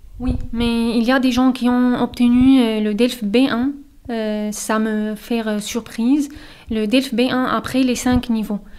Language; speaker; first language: French; non-native, fluent; Arabic